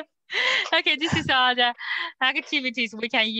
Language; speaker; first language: English; non-native, learner; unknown